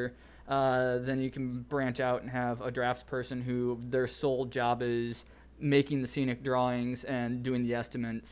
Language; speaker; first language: English; native; English